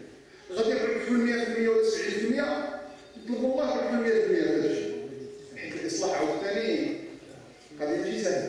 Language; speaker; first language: Arabic; native; Arabic